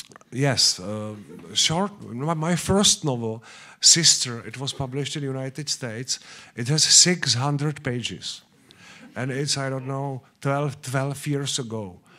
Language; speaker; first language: English; non-native, learner; Czech